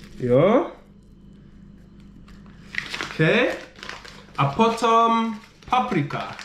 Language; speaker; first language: Czech; non-native, learner; English